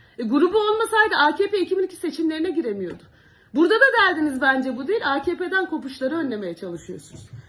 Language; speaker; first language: Turkish; native; Turkish